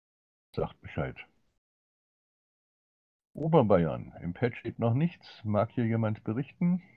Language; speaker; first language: German; native; German